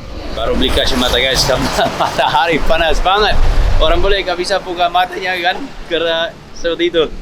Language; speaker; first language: Indonesian; non-native, fluent; English